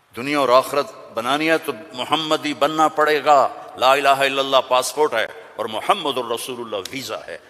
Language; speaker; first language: Urdu; non-native, local second language; Punjabi